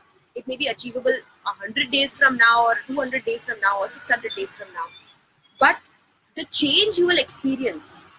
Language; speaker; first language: English; non-native, local second language; Hindi